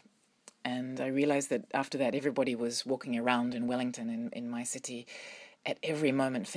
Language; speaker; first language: English; native; English